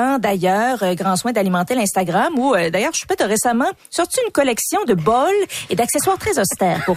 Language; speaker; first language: French; native; French